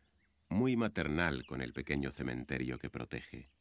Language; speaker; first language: Spanish; native; Spanish